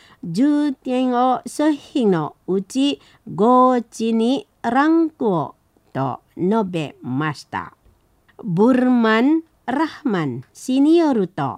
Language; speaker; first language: Japanese; non-native, learner; Indonesian